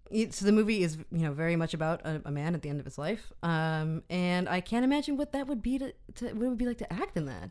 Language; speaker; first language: English; native; English